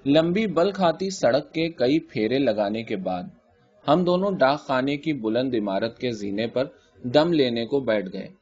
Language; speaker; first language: Urdu; native; Urdu